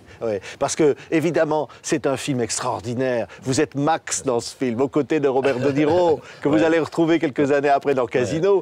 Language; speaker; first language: French; native; French